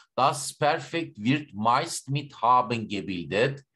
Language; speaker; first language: German; non-native, fluent; Turkish